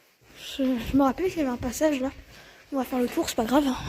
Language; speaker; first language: French; native; French